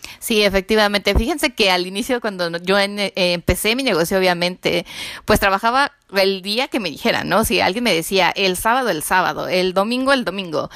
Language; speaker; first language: Spanish; native; Spanish